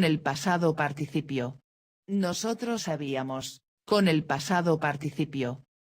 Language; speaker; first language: Spanish; non-native, fluent; Dutch